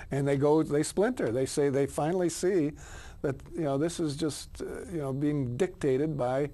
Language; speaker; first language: English; native; English